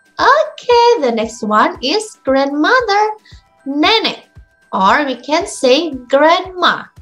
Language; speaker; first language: English; non-native, fluent; Indonesian